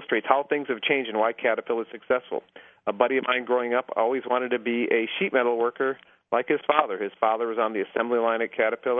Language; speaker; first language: English; native; English